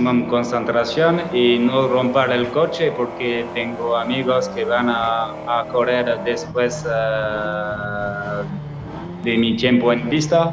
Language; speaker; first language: Spanish; non-native, learner; French